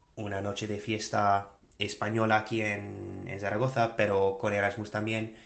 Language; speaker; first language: Spanish; non-native, fluent; English